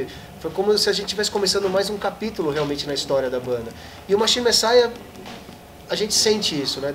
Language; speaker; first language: Portuguese; native; Portuguese